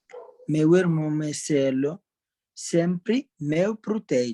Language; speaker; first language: Portuguese; non-native, learner; Arabic